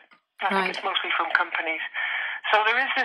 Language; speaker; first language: English; native; English